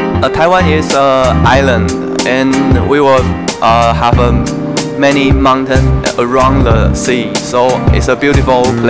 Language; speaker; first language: English; non-native, learner; Chinese